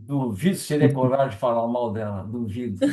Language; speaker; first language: Portuguese; native; Portuguese